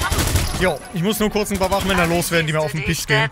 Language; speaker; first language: German; native; German